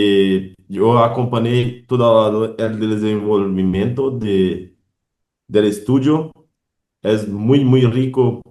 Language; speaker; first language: Spanish; non-native, learner; Portuguese